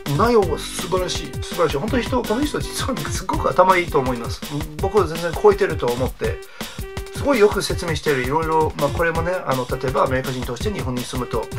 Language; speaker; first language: Japanese; non-native, fluent; English